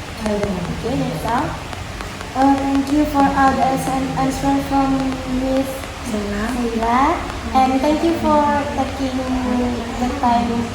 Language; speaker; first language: English; non-native, learner; Indonesian